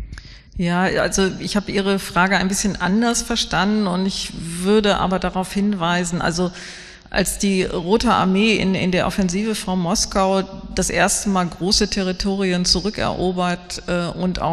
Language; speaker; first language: German; native; German